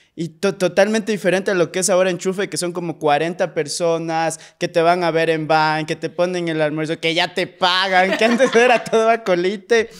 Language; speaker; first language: Spanish; native; Spanish